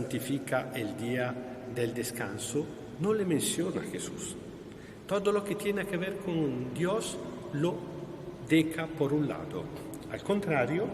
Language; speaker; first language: Spanish; non-native, fluent; Italian